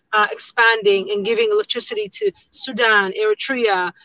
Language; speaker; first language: English; non-native, fluent; Tigrinya